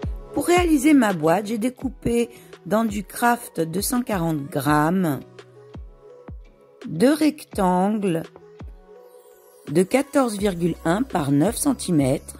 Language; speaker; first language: French; native; French